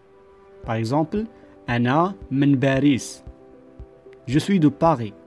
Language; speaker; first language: French; non-native, local second language; Arabic